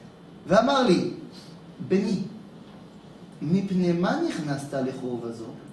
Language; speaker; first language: Hebrew; non-native, fluent; French